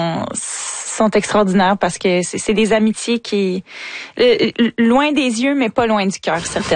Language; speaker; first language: French; native; French